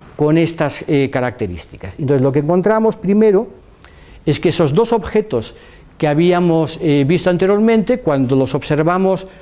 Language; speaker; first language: Spanish; native; Spanish